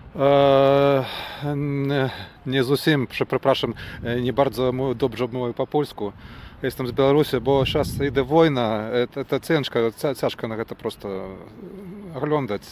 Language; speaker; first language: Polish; non-native, learner; Ukrainian